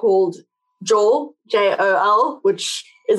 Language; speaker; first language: English; native; English